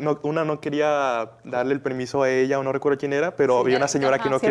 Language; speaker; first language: Spanish; native; Spanish